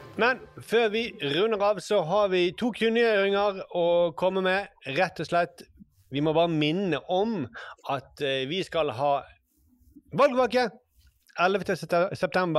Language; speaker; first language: Norwegian; native; Norwegian